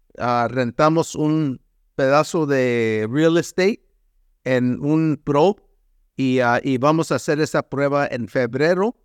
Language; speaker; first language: Spanish; early bilingual, heritage; Spanish